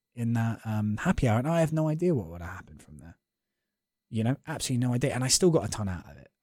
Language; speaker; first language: English; native; English